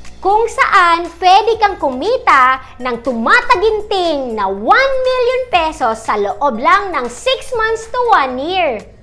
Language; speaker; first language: Filipino; non-native, local second language; Bikol